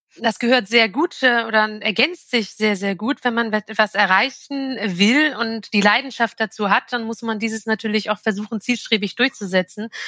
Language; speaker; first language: German; early bilingual, other home language; Turkish